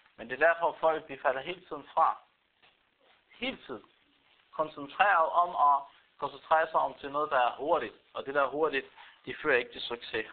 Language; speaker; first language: Danish; non-native, fluent; Arabic